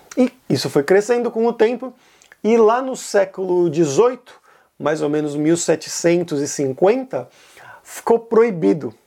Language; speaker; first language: Portuguese; native; Portuguese